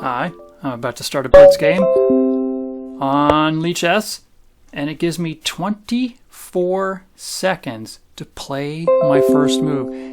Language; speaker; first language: English; native; English